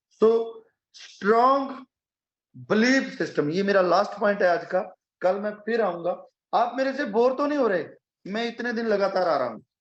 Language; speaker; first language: Hindi; non-native, local second language; Punjabi